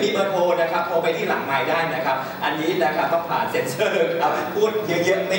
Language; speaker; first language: Thai; native; Thai